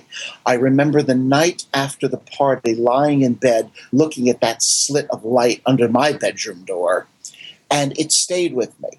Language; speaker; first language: English; native; English